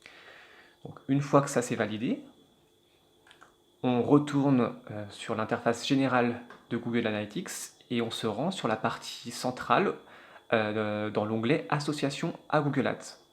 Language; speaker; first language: French; native; French